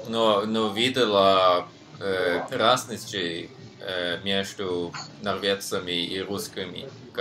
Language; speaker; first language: Russian; non-native, learner; Norwegian